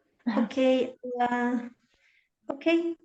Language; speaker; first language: English; non-native, learner; Spanish